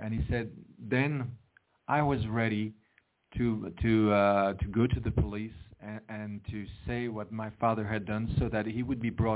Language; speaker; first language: English; non-native, fluent; French